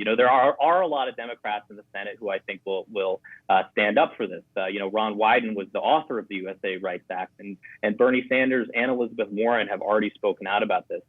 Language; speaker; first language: English; native; English